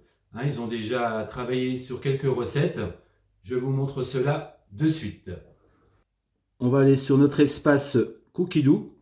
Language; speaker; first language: French; native; French